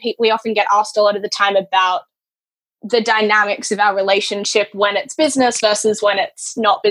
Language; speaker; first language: English; native; English